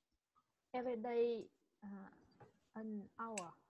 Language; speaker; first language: English; non-native, learner; Vietnamese